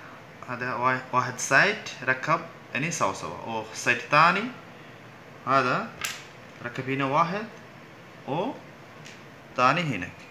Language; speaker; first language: Arabic; non-native, learner; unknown